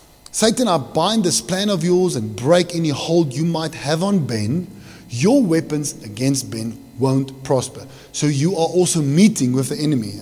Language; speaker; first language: English; non-native, local second language; Afrikaans